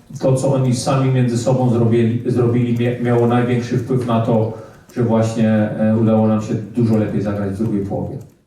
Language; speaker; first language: Polish; early bilingual, heritage; Polish